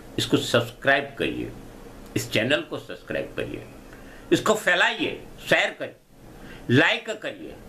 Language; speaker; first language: Hindi; non-native, local second language; Gujarati